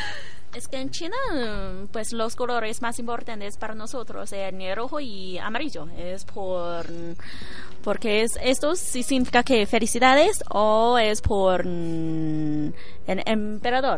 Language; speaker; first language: Spanish; non-native, learner; Chinese